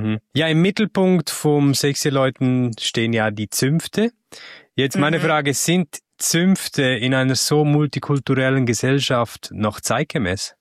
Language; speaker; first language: German; native; German